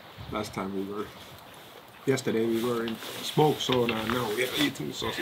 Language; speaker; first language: English; non-native, fluent; Finnish